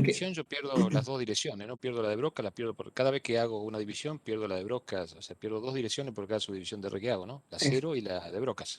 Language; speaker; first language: Spanish; native; Spanish